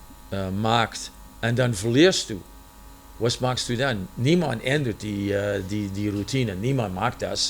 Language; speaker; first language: German; non-native, fluent; English